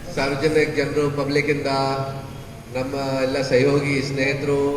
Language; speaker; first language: Kannada; non-native, learner; Hindi